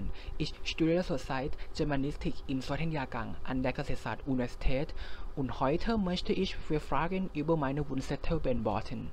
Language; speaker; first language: German; non-native, fluent; Thai